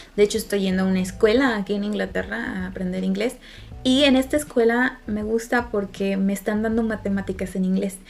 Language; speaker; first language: Spanish; native; Spanish